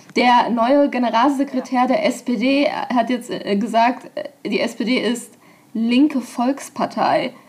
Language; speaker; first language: German; native; German